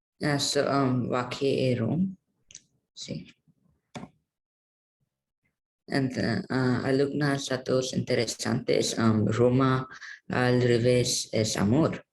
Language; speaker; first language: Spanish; non-native, learner; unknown